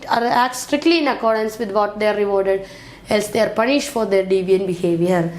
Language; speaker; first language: English; non-native, local second language; Malayalam